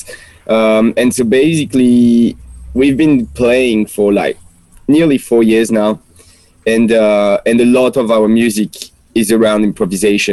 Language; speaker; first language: English; non-native, fluent; French